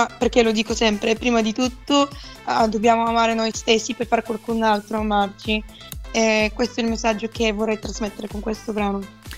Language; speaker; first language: Italian; non-native, fluent; Bulgarian